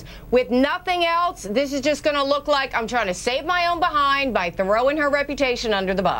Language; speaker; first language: English; native; English